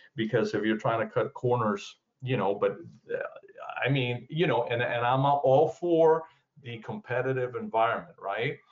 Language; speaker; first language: English; early bilingual, other home language; Spanish